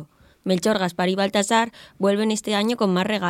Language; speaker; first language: Spanish; native; Spanish